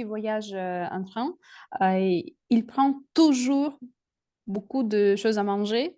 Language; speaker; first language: French; non-native, fluent; Russian